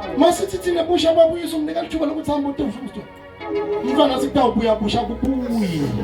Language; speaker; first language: Zulu; non-native, local second language; Swati